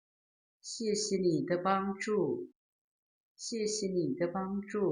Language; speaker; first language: Chinese; non-native, learner; Lao